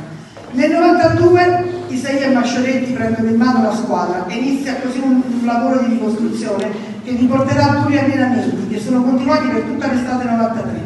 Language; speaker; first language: Italian; native; Italian